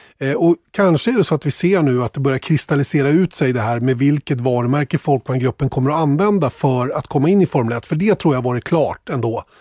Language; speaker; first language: Swedish; native; Swedish